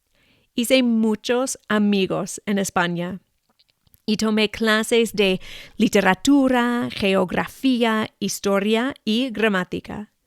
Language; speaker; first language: Spanish; non-native, fluent; English